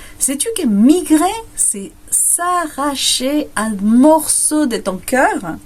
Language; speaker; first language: French; non-native, fluent; Spanish